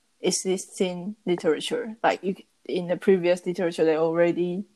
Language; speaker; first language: English; non-native, learner; Chinese